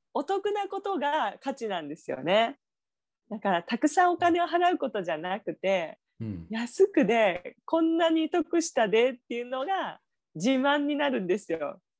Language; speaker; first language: Japanese; native; Japanese